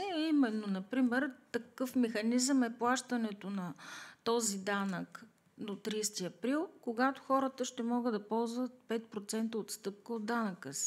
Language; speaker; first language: Bulgarian; native; Bulgarian